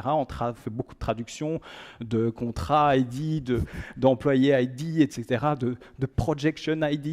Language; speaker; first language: French; native; French